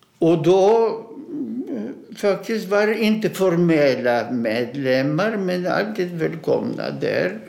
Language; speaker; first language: Swedish; non-native, fluent; Russian